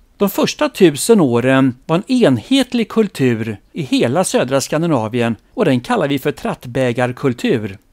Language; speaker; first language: Swedish; native; Swedish